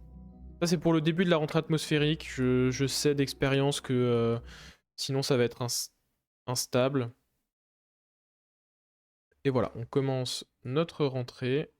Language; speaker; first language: French; native; French